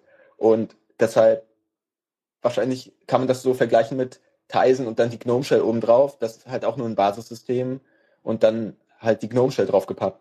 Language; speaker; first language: German; native; German